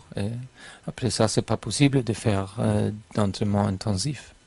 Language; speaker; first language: French; non-native, fluent; German